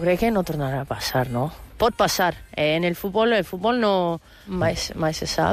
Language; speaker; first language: Catalan; non-native, fluent; Portuguese